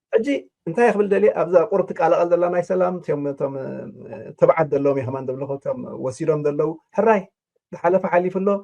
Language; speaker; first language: Tigrinya; native; Tigrinya